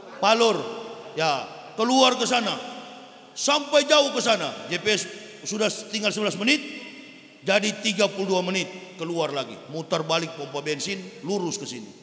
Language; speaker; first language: Indonesian; native; Indonesian